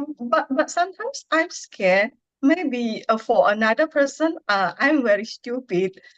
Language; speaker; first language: English; non-native, learner; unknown